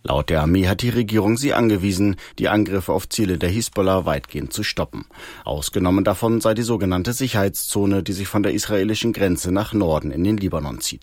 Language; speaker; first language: German; native; German